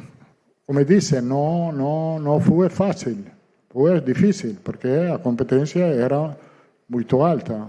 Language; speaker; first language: Portuguese; non-native, learner; Italian